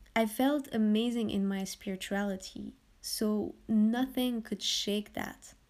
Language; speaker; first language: English; early bilingual, heritage; French